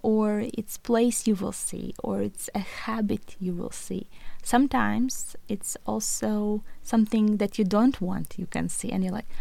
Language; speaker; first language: English; non-native, fluent; Latvian